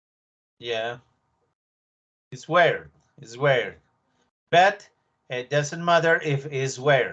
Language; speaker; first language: English; non-native, learner; Spanish